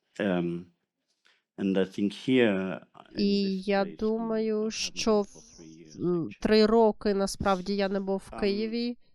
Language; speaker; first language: Ukrainian; non-native, learner; German